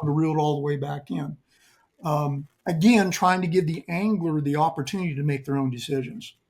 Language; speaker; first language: English; native; English